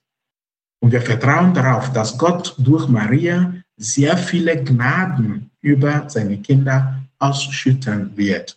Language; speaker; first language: German; non-native, fluent; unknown